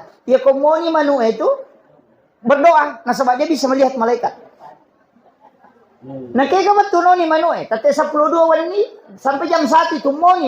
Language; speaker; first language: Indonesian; non-native, local second language; Buginese